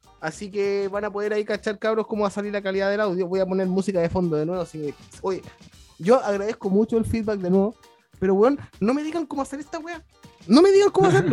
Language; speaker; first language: Spanish; native; Spanish